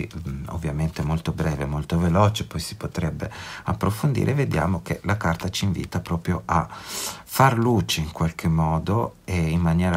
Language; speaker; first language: Italian; native; Italian